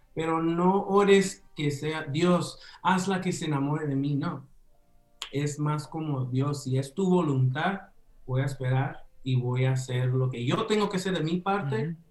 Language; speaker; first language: Spanish; early bilingual, heritage; Spanish